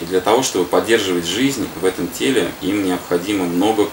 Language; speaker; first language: Russian; native; Russian